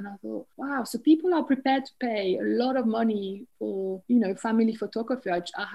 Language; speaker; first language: English; non-native, fluent; French